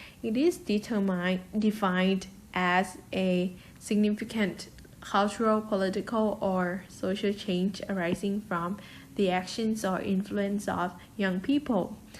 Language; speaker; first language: English; non-native, fluent; Thai